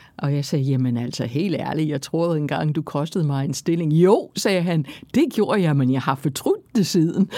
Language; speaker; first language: Danish; non-native, fluent; English